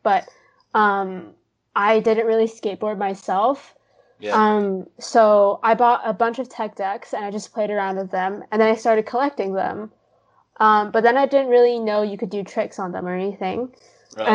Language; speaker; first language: English; non-native, local second language; Cantonese